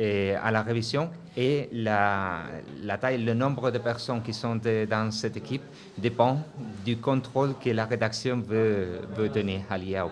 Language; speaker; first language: French; non-native, fluent; Spanish